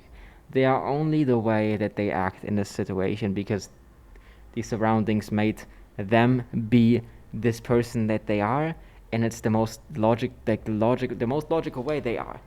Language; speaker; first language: English; non-native, fluent; German